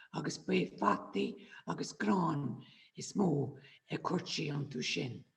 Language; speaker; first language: Irish; native; Irish